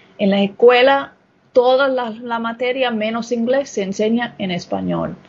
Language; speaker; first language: Spanish; non-native, fluent; English